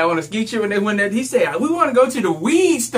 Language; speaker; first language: English; native; English